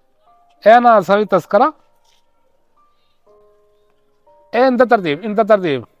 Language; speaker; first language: Arabic; non-native, learner; Hindi